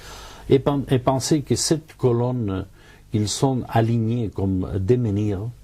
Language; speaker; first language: French; non-native, learner; Catalan